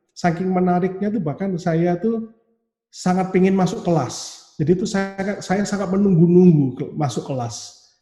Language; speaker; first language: Indonesian; native; Indonesian